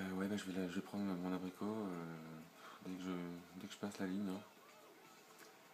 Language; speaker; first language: French; native; French